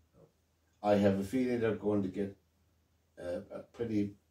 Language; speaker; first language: English; native; English